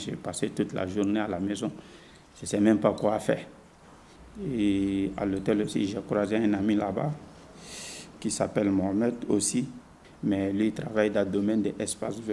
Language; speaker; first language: French; non-native, learner; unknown